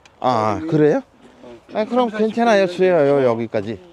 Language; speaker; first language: Korean; non-native, learner; Bangla